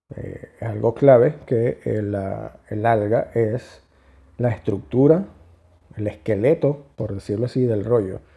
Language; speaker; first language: Spanish; native; Spanish